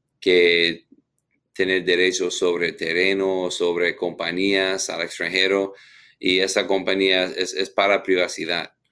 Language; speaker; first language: Spanish; non-native, fluent; English